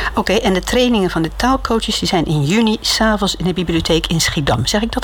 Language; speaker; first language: Dutch; native; Dutch